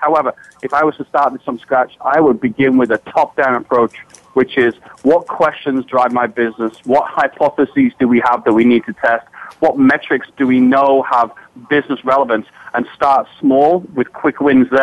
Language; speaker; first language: English; native; English